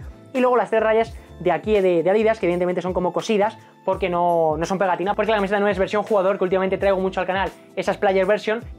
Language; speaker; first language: Spanish; native; Spanish